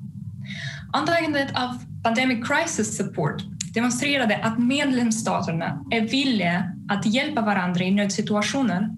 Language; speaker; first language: Swedish; non-native, fluent; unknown